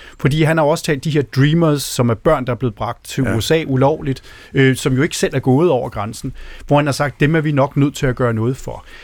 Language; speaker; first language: Danish; native; Danish